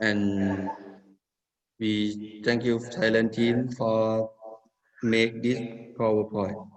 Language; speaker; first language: English; non-native, learner; Thai